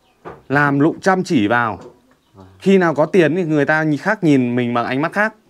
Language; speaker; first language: Vietnamese; native; Vietnamese